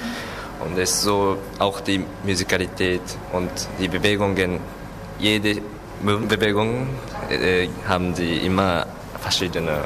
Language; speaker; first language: German; non-native, learner; Japanese